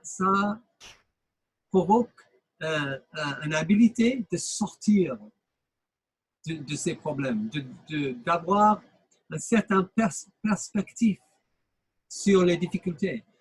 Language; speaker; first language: French; non-native, fluent; English